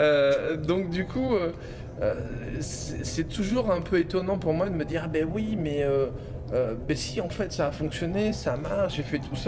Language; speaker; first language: French; native; French